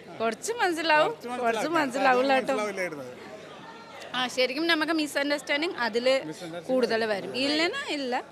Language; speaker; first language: Malayalam; non-native, learner; Nepali